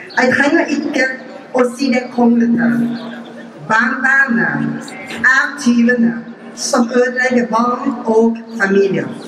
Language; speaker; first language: Norwegian; non-native, fluent; Vietnamese